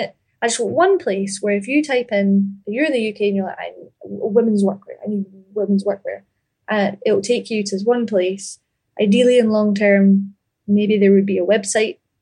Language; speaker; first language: English; native; English